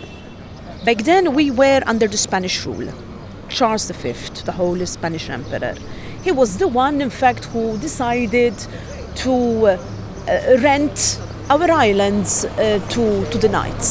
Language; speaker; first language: English; non-native, fluent; Maltese